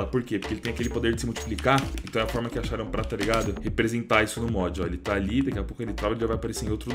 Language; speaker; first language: Portuguese; native; Portuguese